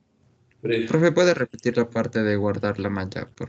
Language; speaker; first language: Spanish; native; Spanish